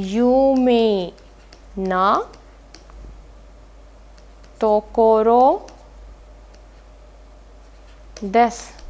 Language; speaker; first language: Japanese; non-native, fluent; Hindi